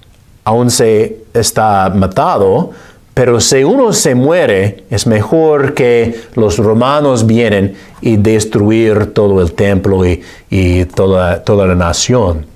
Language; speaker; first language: Spanish; non-native, fluent; English